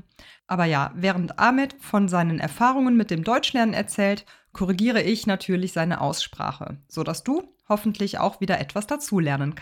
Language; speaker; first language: German; native; German